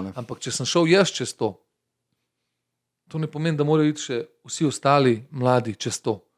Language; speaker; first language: Slovenian; early bilingual, other home language; Bosnian